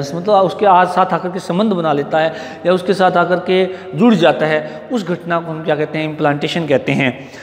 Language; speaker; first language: Hindi; native; Hindi